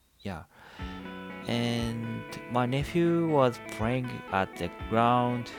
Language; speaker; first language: English; non-native, learner; Japanese